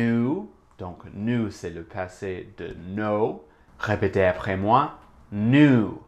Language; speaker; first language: French; non-native, fluent; English